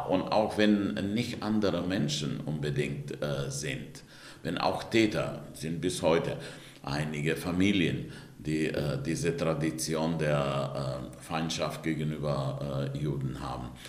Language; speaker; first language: German; non-native, fluent; Romanian